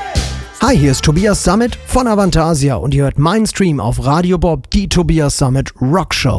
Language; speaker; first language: German; native; German